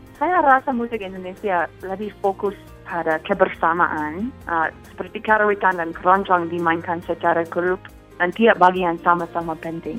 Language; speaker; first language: Indonesian; non-native, fluent; English